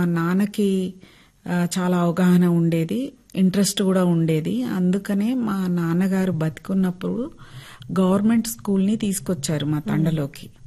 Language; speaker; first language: Telugu; non-native, local second language; Lambadi